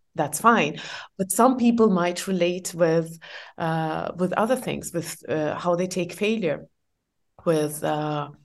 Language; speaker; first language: English; non-native, fluent; Estonian